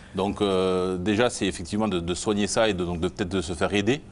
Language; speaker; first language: French; native; French